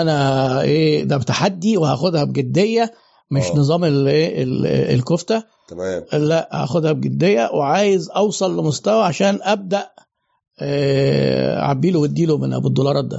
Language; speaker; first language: Arabic; native; Arabic